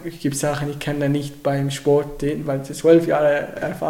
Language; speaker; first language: German; non-native, learner; Arabic